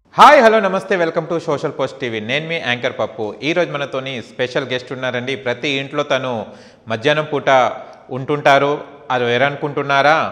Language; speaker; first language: Telugu; native; Telugu